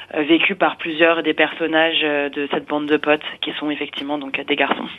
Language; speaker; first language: French; native; French